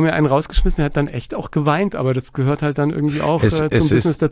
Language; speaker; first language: German; native; German